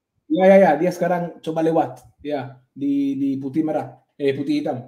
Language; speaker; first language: Indonesian; non-native, fluent; Hebrew